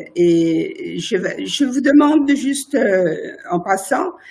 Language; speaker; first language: French; non-native, fluent; Portuguese